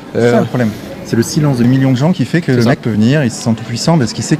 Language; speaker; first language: French; native; French